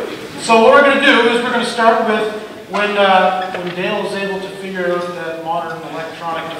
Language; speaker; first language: English; native; English